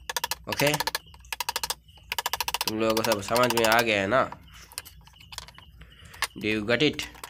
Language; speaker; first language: Hindi; non-native, local second language; Bangla